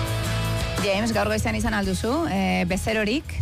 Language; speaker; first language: Basque; native; Basque